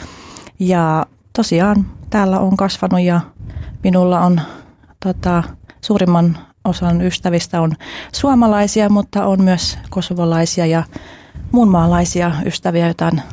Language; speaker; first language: Finnish; early bilingual, other home language; Albanian